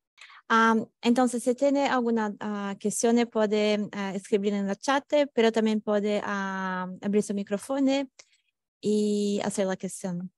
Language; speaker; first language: Spanish; non-native, fluent; Portuguese